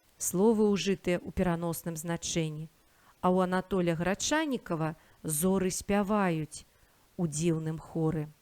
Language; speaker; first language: Belarusian; native; Belarusian